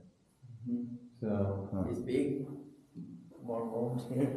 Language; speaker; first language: English; non-native, learner; Spanish